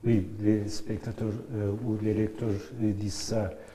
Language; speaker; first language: French; non-native, learner; Turkish